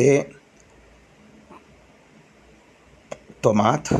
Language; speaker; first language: French; non-native, learner; Tamil